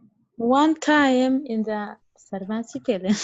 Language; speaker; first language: English; non-native, learner; Central Kurdish